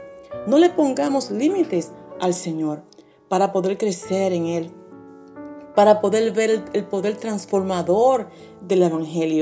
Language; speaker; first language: Spanish; native; Spanish